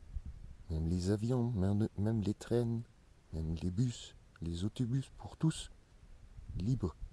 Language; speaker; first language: French; non-native, learner; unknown